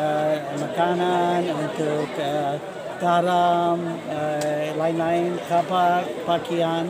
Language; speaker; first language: Indonesian; non-native, fluent; English